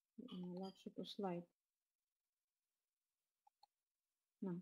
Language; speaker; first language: Greek; non-native, fluent; Russian